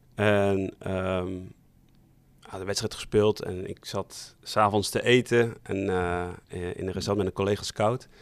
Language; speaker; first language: Dutch; native; Dutch